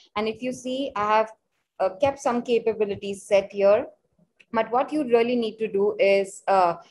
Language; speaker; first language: English; non-native, local second language; Hindi